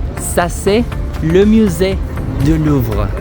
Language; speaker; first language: French; non-native, learner; Spanish